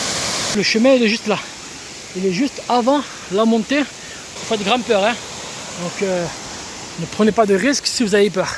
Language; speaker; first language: French; native; French